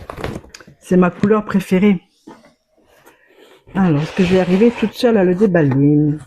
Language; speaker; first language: French; native; French